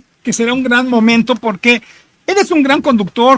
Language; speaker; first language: Spanish; native; Spanish